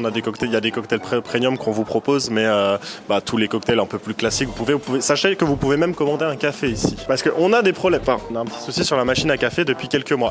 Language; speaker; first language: French; native; French